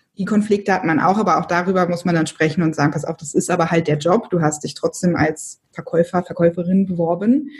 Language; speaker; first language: German; native; German